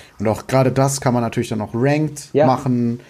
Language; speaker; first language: German; native; German